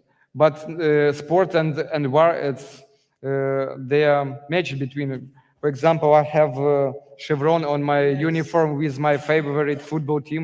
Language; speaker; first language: English; non-native, learner; Ukrainian